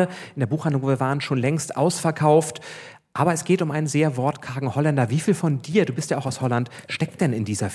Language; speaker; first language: German; native; German